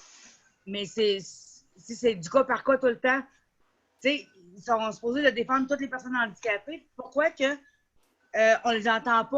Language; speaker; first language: French; native; French